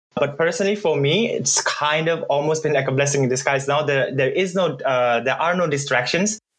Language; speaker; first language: English; non-native, fluent; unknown